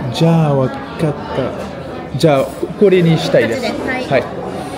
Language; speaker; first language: Japanese; non-native, learner; French